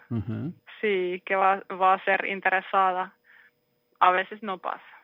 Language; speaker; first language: Spanish; non-native, learner; Finnish